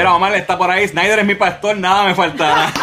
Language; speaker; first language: Spanish; native; Spanish